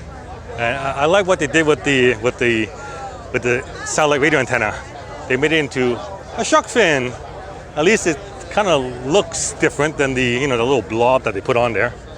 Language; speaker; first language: English; native; English